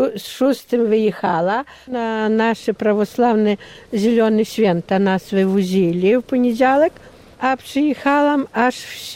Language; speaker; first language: Polish; non-native, local second language; Ukrainian